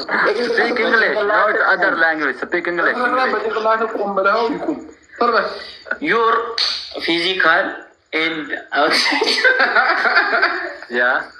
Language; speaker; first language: English; non-native, learner; Amharic